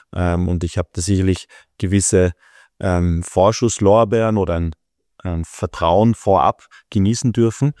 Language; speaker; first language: German; native; German